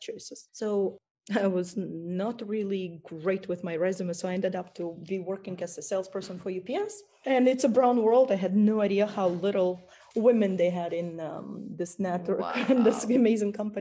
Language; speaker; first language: English; non-native, fluent; Ukrainian